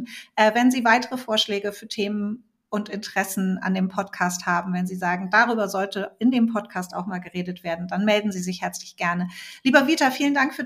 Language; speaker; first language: German; native; German